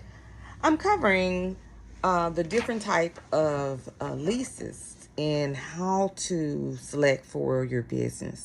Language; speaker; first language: English; native; English